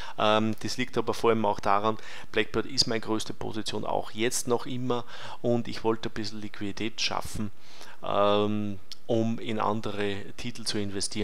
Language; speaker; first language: German; native; German